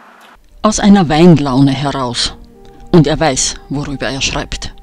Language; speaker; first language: German; native; German